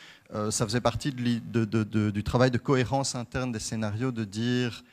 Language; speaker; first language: French; native; French